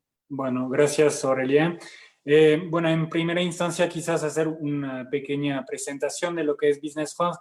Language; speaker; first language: Spanish; non-native, fluent; French